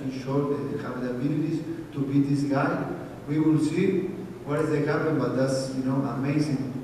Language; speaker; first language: English; non-native, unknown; Spanish